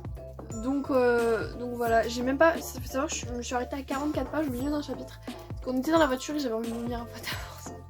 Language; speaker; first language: French; native; French